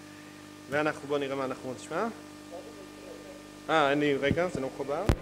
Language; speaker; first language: Hebrew; native; Hebrew